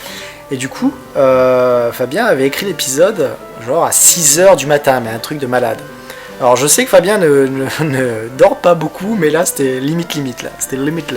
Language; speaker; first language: French; native; French